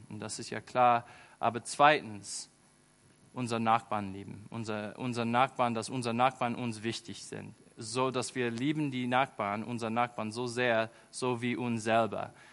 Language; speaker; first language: German; non-native, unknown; English